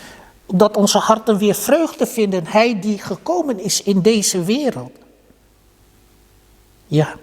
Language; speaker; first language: Dutch; early bilingual, other home language; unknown